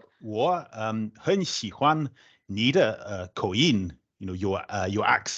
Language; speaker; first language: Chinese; non-native, learner; English